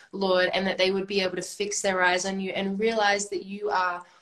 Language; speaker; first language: English; native; English